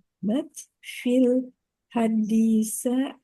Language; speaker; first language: Arabic; non-native, learner; Indonesian